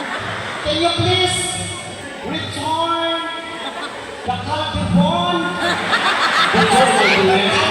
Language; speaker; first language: English; non-native, local second language; Cebuano